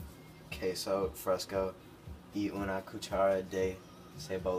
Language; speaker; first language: Spanish; non-native, learner; English